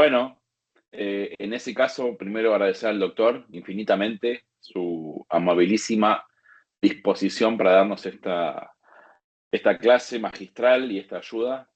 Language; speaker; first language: Spanish; native; Spanish